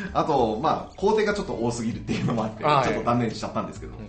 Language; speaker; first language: Japanese; native; Japanese